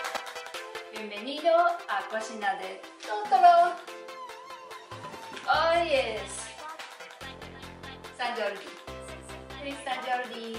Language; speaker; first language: Spanish; non-native, learner; Japanese